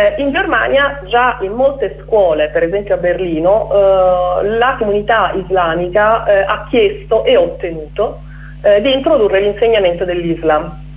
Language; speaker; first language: Italian; native; Italian